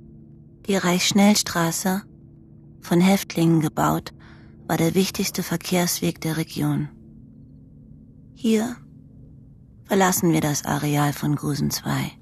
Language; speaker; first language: German; native; German